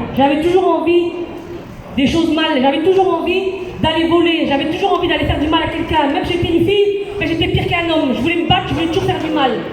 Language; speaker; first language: French; early bilingual, other home language; Chinese